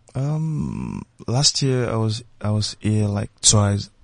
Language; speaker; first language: English; non-native, local second language; Yoruba